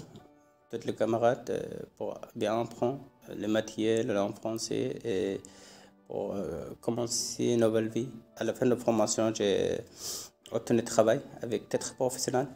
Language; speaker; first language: French; non-native, learner; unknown